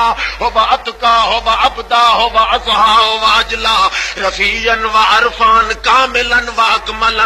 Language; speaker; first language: Arabic; non-native, fluent; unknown